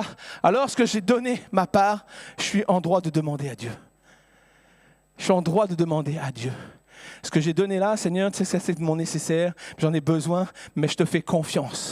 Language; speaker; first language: French; native; French